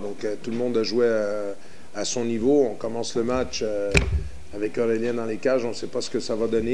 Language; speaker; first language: French; native; French